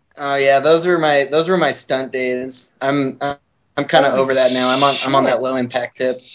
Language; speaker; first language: English; native; English